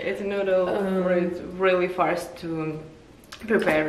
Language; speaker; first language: English; non-native, learner; Russian